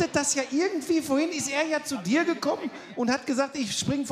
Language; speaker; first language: German; native; German